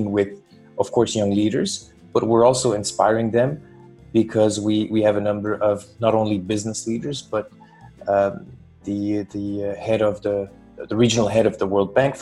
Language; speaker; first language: English; non-native, fluent; French